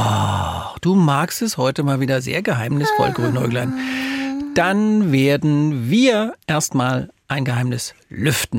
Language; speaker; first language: German; native; German